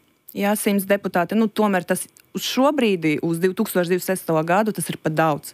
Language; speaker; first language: Latvian; non-native, local second language; Russian